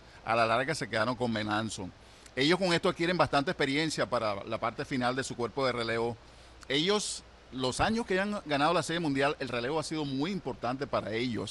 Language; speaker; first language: Spanish; native; Spanish